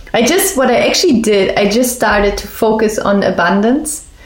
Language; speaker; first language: English; non-native, fluent; German